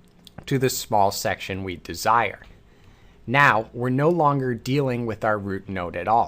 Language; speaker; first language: English; native; English